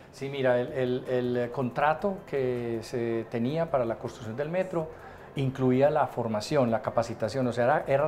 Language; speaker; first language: Spanish; native; Spanish